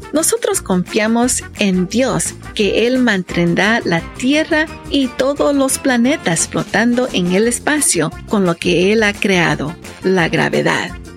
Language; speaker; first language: Spanish; native; Spanish